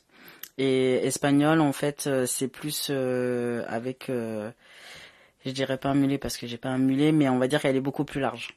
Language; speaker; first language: French; native; French